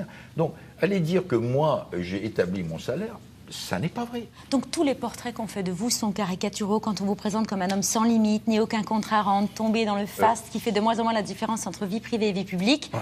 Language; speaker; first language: French; native; French